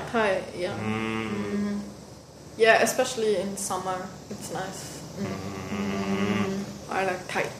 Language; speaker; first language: English; non-native, fluent; German